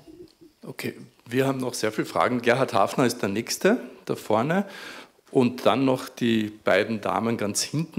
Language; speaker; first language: German; native; German